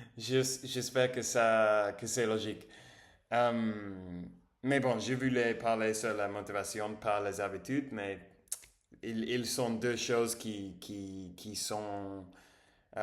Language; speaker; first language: French; non-native, learner; English